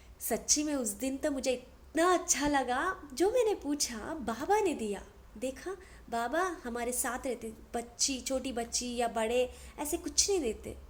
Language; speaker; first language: Hindi; non-native, local second language; Telugu